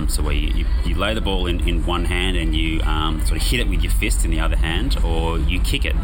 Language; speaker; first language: English; native; English